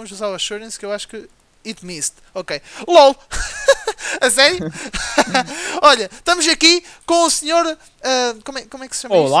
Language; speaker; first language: Portuguese; native; Portuguese